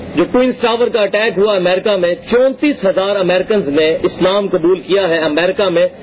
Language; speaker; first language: Urdu; non-native, local second language; Punjabi